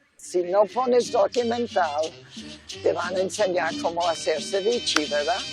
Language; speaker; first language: Spanish; early bilingual, other home language; English